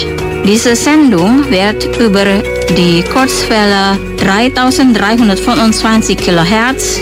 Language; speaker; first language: German; non-native, fluent; Indonesian